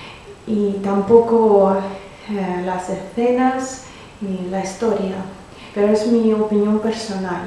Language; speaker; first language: Spanish; non-native, fluent; Russian